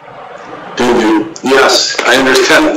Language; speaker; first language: English; non-native, learner; Portuguese